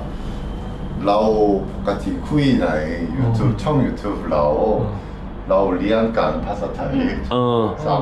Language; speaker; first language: Thai; non-native, learner; Korean